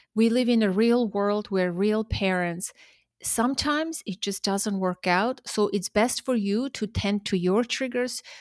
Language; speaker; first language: English; early bilingual, other home language; Armenian